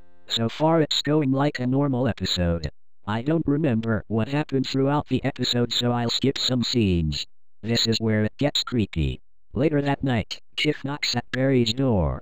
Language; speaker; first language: English; native; English